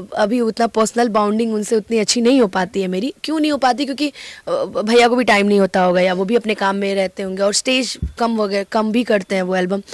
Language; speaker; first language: Hindi; native; Hindi